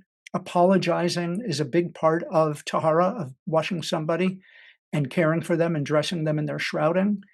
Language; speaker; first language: English; native; English